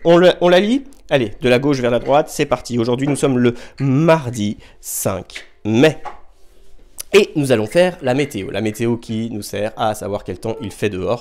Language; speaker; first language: French; native; French